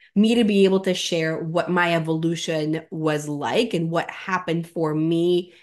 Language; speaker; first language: English; non-native, fluent; Spanish